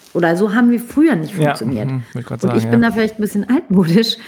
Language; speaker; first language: German; native; German